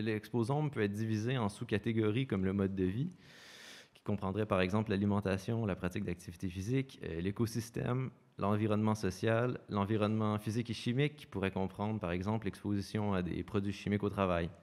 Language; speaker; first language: French; native; French